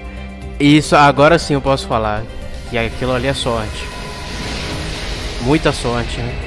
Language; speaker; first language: Portuguese; native; Portuguese